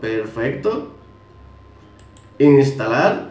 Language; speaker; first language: Spanish; native; Spanish